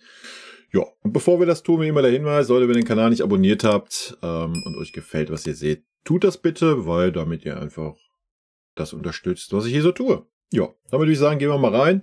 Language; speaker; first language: German; native; German